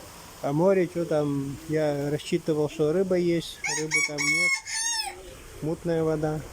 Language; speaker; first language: Russian; native; Russian